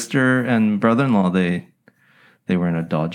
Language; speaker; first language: English; native; English